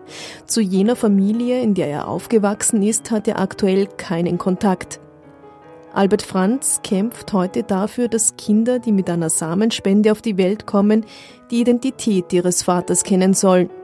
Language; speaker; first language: German; native; German